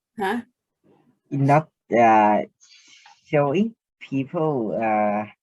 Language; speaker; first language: English; non-native, learner; Thai